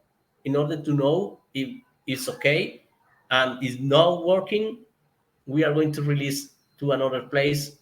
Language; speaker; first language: English; non-native, learner; Spanish